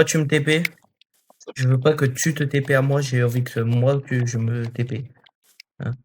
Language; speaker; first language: French; native; French